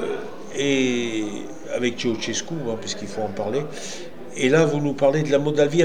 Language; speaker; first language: French; native; French